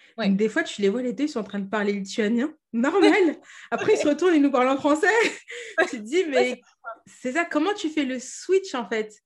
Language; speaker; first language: French; native; French